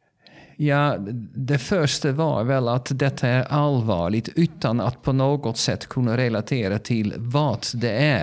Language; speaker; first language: Swedish; non-native, fluent; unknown